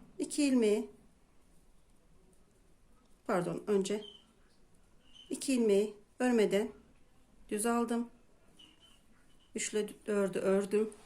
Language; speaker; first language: Turkish; native; Turkish